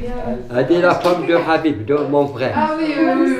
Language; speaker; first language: French; non-native, learner; Arabic